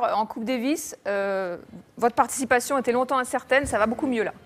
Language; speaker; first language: French; native; French